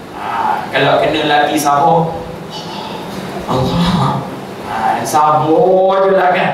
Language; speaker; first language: Malay; native; Malay